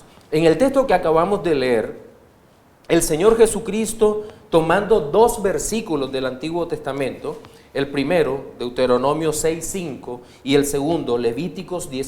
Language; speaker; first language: Spanish; native; Spanish